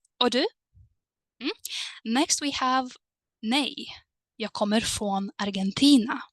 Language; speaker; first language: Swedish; non-native, fluent; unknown